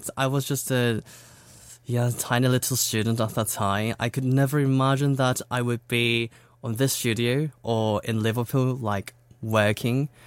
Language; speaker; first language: English; non-native, fluent; Korean